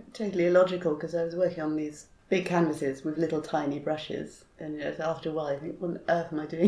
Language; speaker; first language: English; native; English